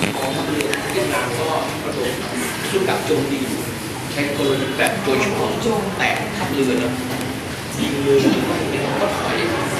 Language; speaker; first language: Thai; non-native, fluent; Vietnamese